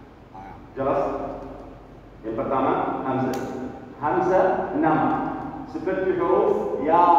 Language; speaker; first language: Indonesian; non-native, learner; Arabic